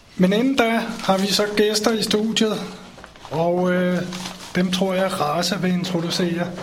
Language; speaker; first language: Danish; native; Danish